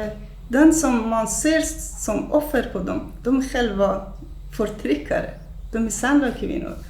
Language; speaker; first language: Swedish; non-native, fluent; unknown